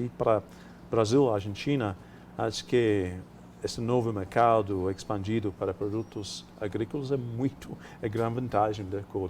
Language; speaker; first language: Portuguese; non-native, fluent; English